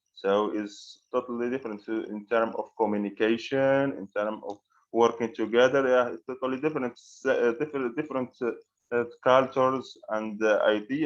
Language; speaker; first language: English; non-native, fluent; Arabic